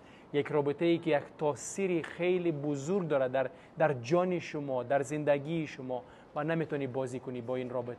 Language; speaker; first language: Persian; non-native, fluent; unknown